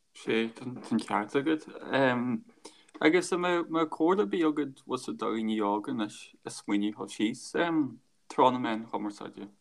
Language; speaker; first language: Irish; native; Irish